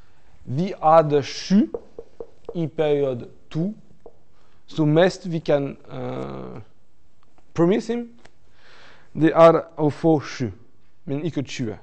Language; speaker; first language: Norwegian; non-native, learner; French